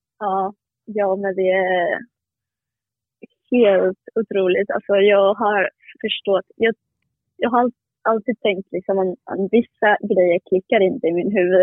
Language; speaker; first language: Swedish; non-native, fluent; Spanish